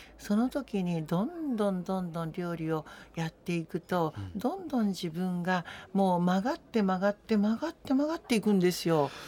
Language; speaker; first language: Japanese; native; Japanese